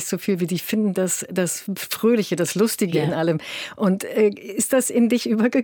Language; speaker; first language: German; native; German